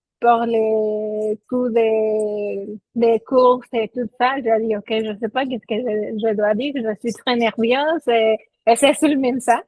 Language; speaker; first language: French; non-native, fluent; Spanish